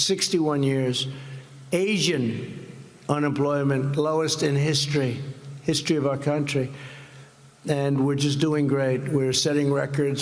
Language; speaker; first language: English; native; English